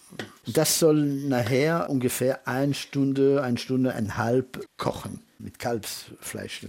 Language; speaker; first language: German; non-native, fluent; French